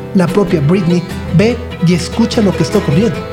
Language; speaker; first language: Spanish; native; Spanish